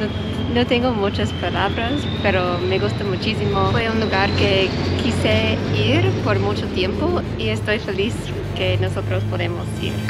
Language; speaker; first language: Spanish; non-native, learner; English